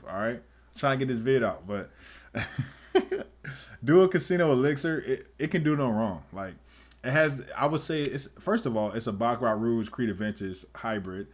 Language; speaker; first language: English; native; English